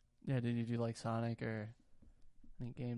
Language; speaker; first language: English; native; English